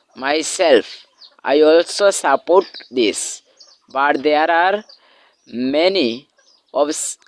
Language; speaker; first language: English; non-native, local second language; Bangla